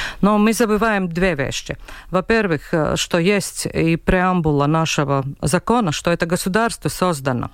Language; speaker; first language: Russian; non-native, local second language; Latvian